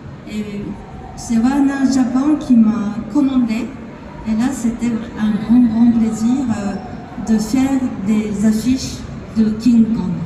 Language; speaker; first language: French; non-native, fluent; Japanese